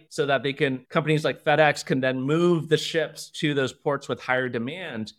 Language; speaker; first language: English; early bilingual, other home language; Chinese